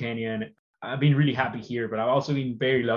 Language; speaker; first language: English; non-native, fluent; Spanish